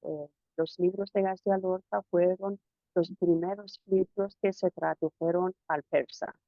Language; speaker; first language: Spanish; non-native, fluent; Persian